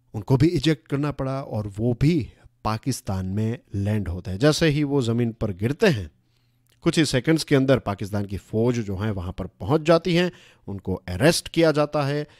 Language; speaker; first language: Hindi; non-native, local second language; Gujarati